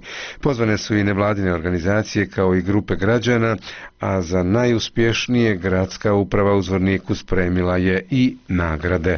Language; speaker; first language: Croatian; native; Croatian